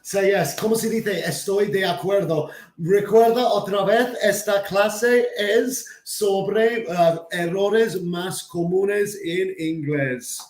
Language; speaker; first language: Spanish; non-native, fluent; English